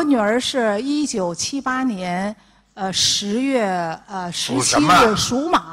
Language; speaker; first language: Chinese; native; Chinese